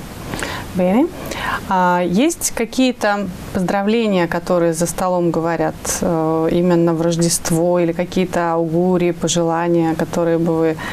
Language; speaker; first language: Russian; native; Russian